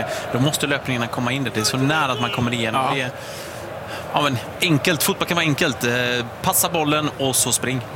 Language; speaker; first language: Swedish; native; Swedish